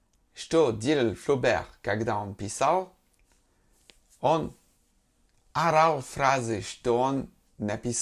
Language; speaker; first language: Russian; non-native, fluent; French